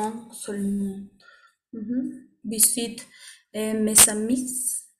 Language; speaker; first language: French; non-native, learner; Spanish